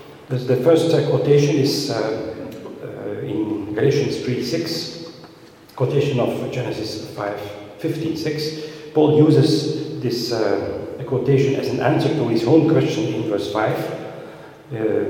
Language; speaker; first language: English; non-native, fluent; Dutch